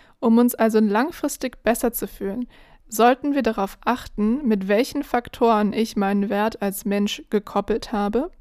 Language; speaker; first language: German; native; German